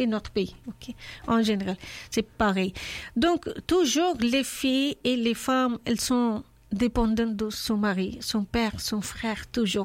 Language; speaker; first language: French; non-native, learner; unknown